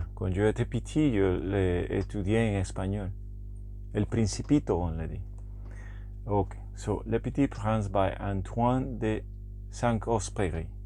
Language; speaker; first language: French; non-native, learner; Spanish